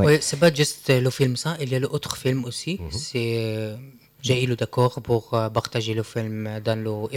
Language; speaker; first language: French; non-native, learner; Arabic